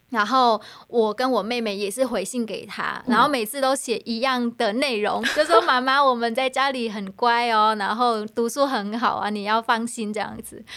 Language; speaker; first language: Chinese; non-native, fluent; Vietnamese